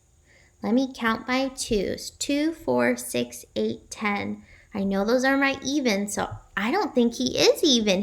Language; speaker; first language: English; native; English